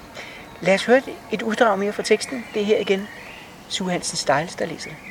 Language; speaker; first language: Danish; native; Danish